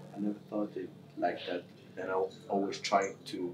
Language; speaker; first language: English; non-native, fluent; Swedish